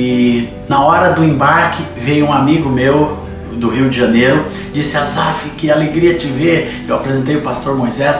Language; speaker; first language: Portuguese; native; Portuguese